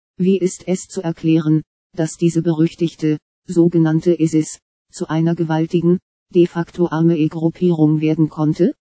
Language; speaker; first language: German; native; German